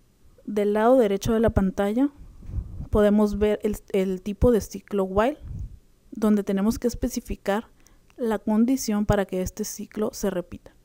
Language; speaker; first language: Spanish; native; Spanish